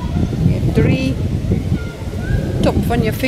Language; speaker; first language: Dutch; non-native, learner; English